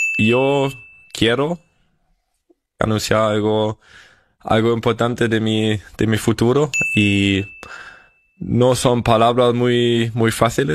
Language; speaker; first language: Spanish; non-native, fluent; German